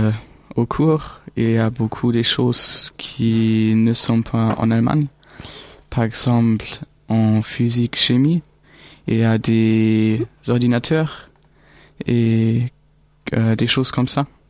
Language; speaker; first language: French; non-native, learner; German